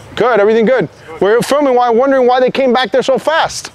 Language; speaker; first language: English; early bilingual, other home language; Spanish